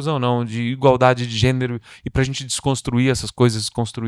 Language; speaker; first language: Portuguese; native; Portuguese